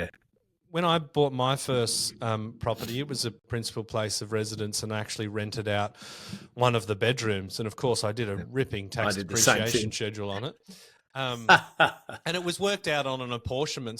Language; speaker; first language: English; native; English